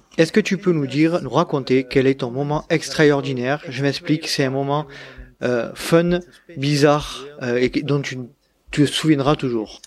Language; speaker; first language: French; native; French